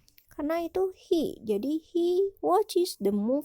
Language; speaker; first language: English; non-native, learner; Indonesian